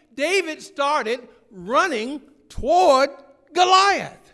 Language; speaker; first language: English; native; English